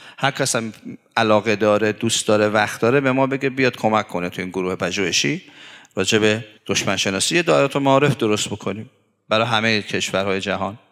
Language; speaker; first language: Persian; native; Persian